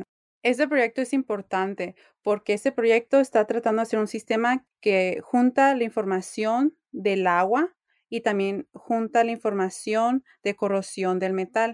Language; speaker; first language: Spanish; early bilingual, heritage; English